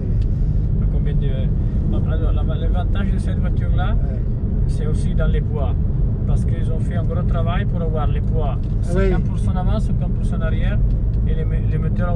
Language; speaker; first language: French; non-native, fluent; Italian